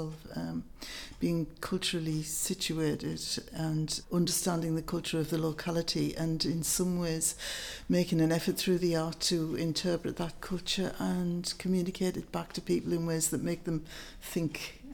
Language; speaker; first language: English; native; English